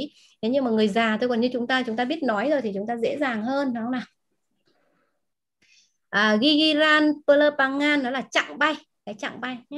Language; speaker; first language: Vietnamese; native; Vietnamese